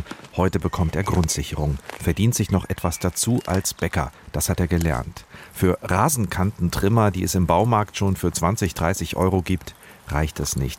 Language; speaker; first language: German; native; German